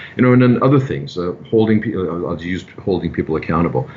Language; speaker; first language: English; non-native, fluent; German